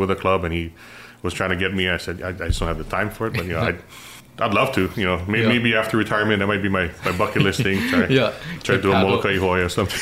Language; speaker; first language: English; native; English